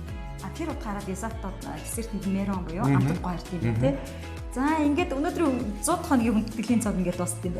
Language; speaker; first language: Mongolian; native; Mongolian